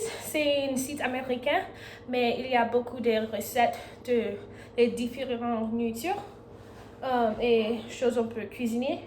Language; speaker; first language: French; non-native, learner; English